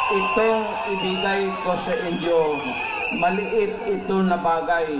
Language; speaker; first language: Filipino; non-native, local second language; Cebuano